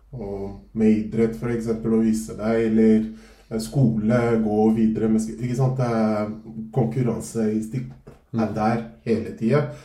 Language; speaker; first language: Norwegian; non-native, fluent; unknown